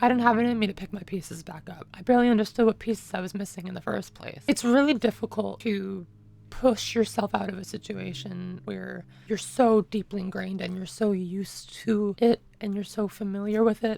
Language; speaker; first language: English; native; English